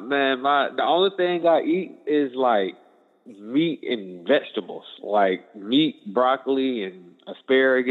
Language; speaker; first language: English; native; English